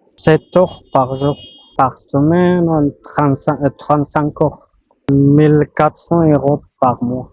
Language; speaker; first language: French; non-native, learner; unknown